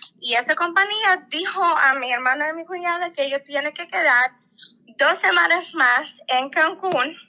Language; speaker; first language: Spanish; non-native, fluent; Russian